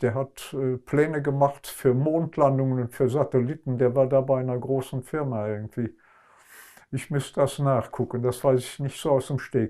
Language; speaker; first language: German; non-native, local second language; Luxembourgish